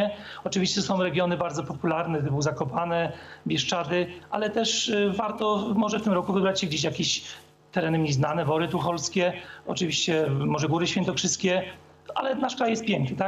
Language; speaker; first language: Polish; native; Polish